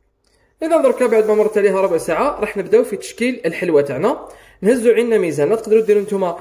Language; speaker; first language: Arabic; native; Arabic